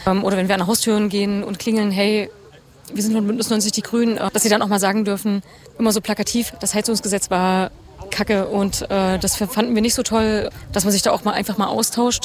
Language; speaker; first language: German; native; German